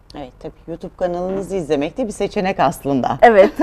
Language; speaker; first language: Turkish; native; Turkish